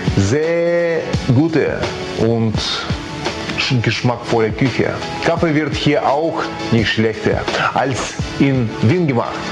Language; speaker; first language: German; non-native, learner; Ukrainian